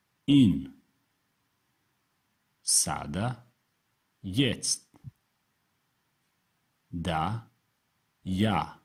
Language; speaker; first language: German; non-native, fluent; Serbian